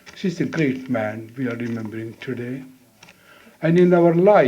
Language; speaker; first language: English; non-native, local second language; Hindi